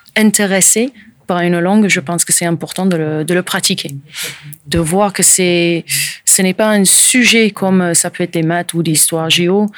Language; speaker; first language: French; non-native, fluent; English